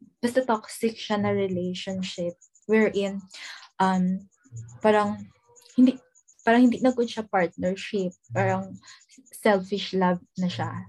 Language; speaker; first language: Filipino; non-native, local second language; Hiligaynon